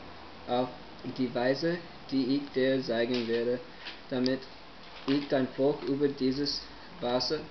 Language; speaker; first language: German; non-native, learner; English